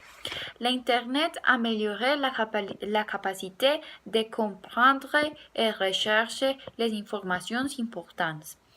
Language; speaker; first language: French; non-native, learner; Spanish